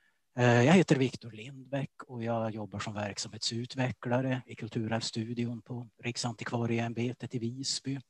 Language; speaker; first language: Swedish; native; Swedish